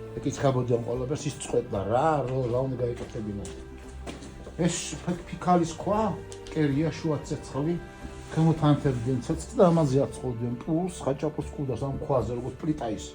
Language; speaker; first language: Georgian; non-native, local second language; Svan